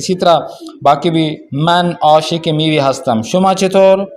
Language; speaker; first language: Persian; non-native, fluent; Urdu